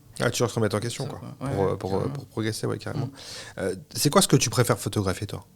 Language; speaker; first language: French; native; French